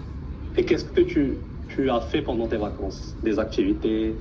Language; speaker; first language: French; early bilingual, heritage; Arabic